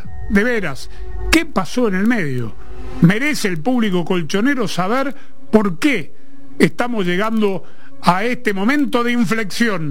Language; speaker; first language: Spanish; native; Spanish